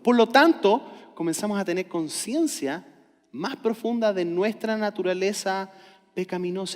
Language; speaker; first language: Spanish; native; Spanish